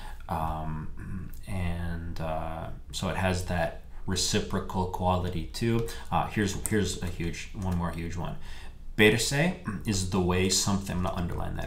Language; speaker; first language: English; native; English